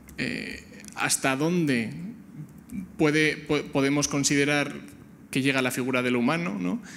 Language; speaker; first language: Spanish; native; Spanish